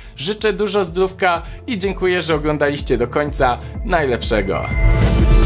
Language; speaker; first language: Polish; native; Polish